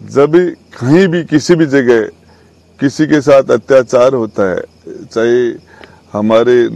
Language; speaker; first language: Hindi; native; Hindi